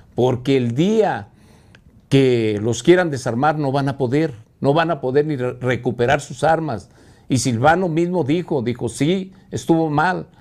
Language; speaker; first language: Spanish; native; Spanish